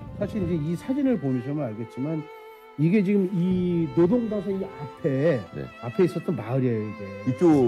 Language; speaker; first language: Korean; native; Korean